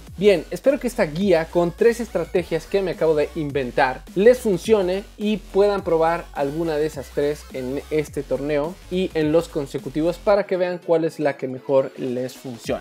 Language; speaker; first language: Spanish; native; Spanish